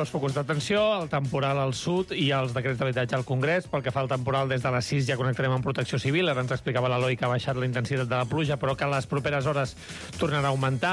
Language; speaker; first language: Catalan; native; Catalan